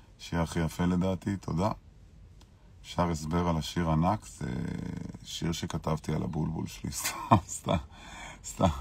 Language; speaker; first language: Hebrew; native; Hebrew